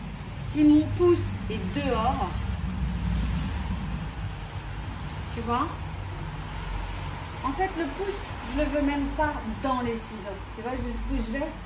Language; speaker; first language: French; native; French